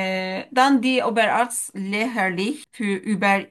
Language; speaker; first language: German; non-native, learner; Turkish